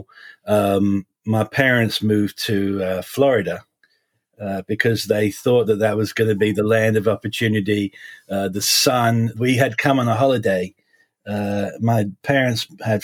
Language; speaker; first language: English; native; English